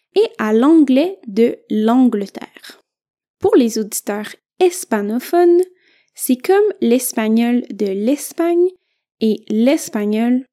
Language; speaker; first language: French; native; French